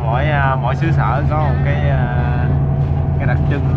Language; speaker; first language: Vietnamese; native; Vietnamese